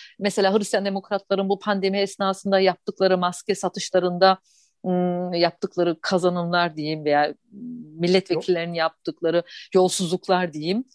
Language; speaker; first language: Turkish; early bilingual, heritage; Turkish